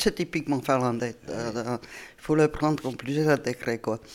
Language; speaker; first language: French; non-native, fluent; Finnish